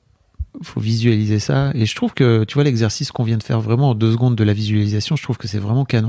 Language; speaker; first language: French; native; French